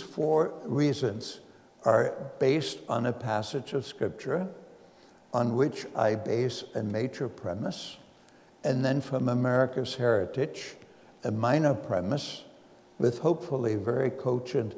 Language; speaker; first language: English; non-native, fluent; German